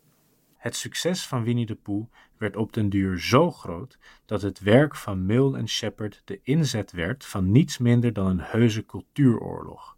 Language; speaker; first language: Dutch; native; Dutch